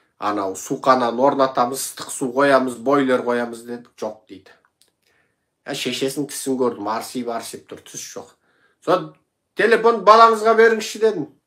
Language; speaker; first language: Kazakh; native; Kazakh